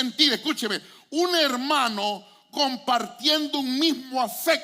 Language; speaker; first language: Spanish; native; Spanish